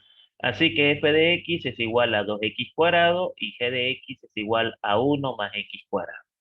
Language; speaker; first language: Spanish; native; Spanish